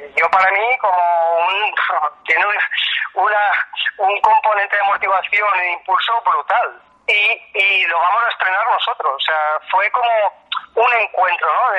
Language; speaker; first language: Spanish; native; Spanish